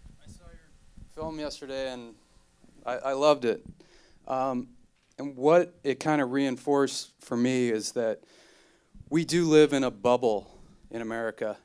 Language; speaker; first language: English; native; English